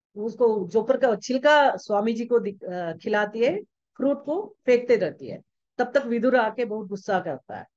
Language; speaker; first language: Hindi; non-native, local second language; Telugu